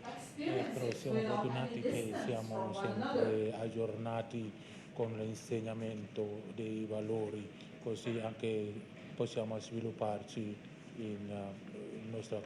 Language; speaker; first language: Italian; non-native, learner; Indonesian